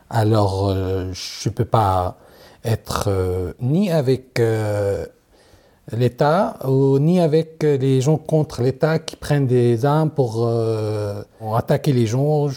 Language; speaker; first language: French; non-native, learner; Arabic